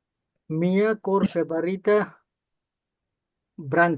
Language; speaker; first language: Portuguese; non-native, learner; Bangla